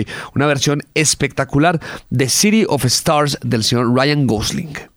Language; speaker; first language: Spanish; native; Spanish